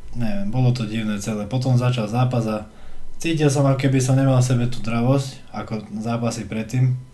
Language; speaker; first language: Slovak; early bilingual, heritage; Slovak